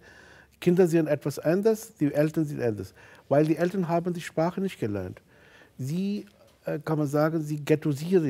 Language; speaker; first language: German; non-native, fluent; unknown